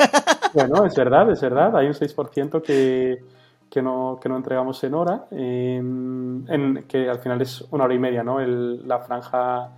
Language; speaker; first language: Spanish; native; Spanish